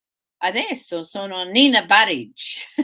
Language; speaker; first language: Italian; early bilingual, heritage; Sicilian